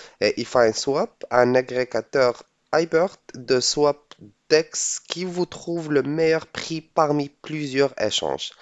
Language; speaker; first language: French; non-native, local second language; Arabic